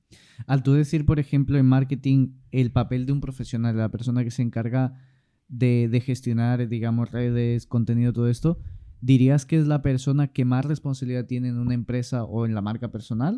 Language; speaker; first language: Spanish; native; Spanish